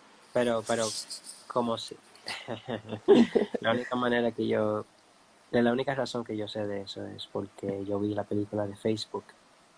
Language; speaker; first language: Spanish; early bilingual, heritage; Spanish